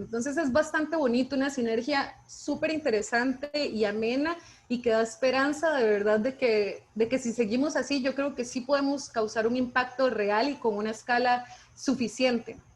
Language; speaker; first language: Spanish; native; Spanish